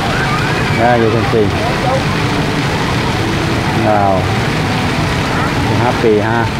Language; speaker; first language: English; non-native, learner; Vietnamese